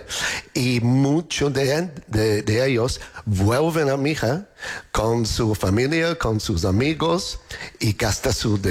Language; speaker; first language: Spanish; non-native, learner; English